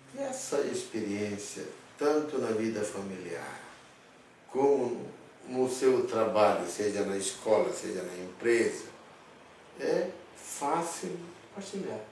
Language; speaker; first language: Portuguese; non-native, fluent; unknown